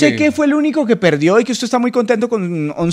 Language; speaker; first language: Spanish; native; Spanish